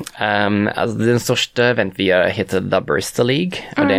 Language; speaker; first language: Swedish; non-native, fluent; English